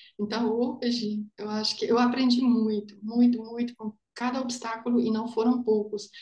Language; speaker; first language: Portuguese; non-native, fluent; German